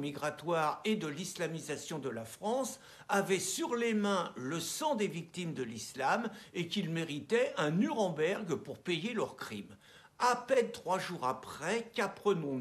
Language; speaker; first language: French; native; French